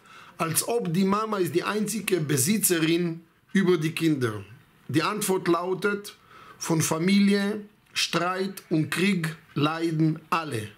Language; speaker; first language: German; non-native, fluent; Hebrew